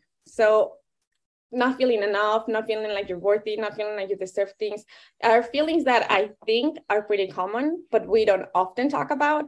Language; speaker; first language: English; non-native, fluent; Spanish